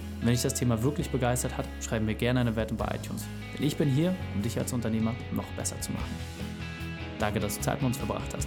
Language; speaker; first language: German; native; German